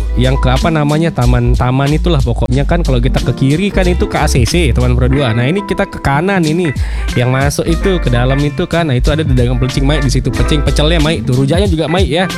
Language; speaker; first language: Indonesian; native; Indonesian